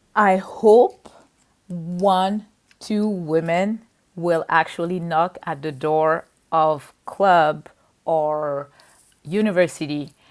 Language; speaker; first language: English; non-native, fluent; French